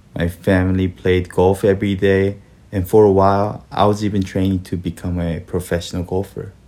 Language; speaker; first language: English; early bilingual, other home language; Korean